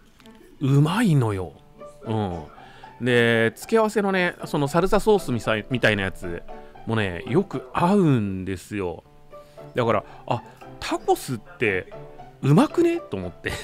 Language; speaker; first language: Japanese; native; Japanese